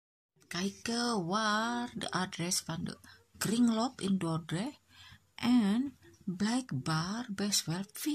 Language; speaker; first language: Dutch; non-native, learner; Indonesian